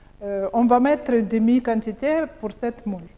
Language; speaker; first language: French; non-native, learner; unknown